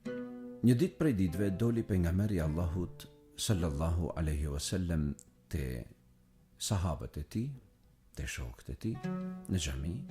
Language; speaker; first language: Albanian; native; Albanian